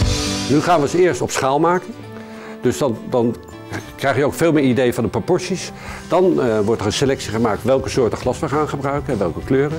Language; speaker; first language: Dutch; native; Dutch